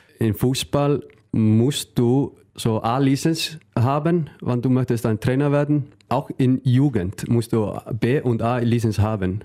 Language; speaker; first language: German; non-native, learner; Icelandic